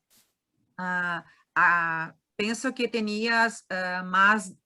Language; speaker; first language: Spanish; non-native, learner; Portuguese